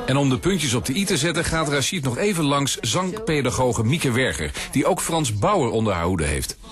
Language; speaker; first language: Dutch; native; Dutch